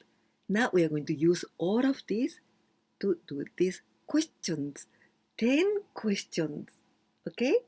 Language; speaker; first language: English; non-native, fluent; Japanese